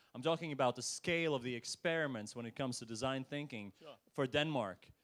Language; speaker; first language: English; non-native, fluent; Latvian